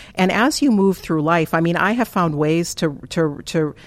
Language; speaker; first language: English; native; English